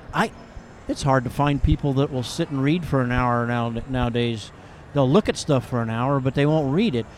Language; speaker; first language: English; native; English